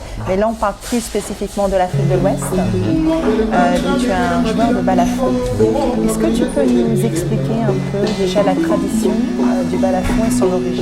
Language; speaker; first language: French; native; French